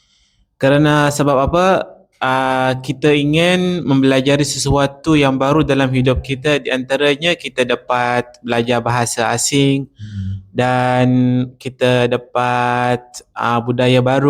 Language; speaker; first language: Indonesian; non-native, learner; Arabic